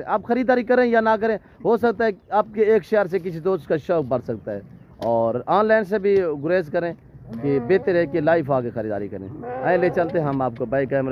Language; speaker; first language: Hindi; non-native, local second language; Saraiki